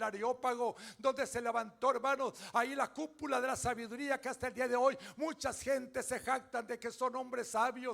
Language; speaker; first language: Spanish; native; Spanish